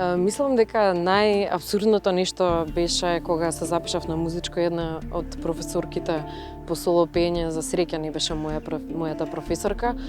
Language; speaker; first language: Macedonian; early bilingual, other home language; Russian